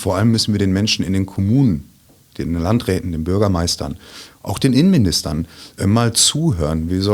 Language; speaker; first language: German; native; German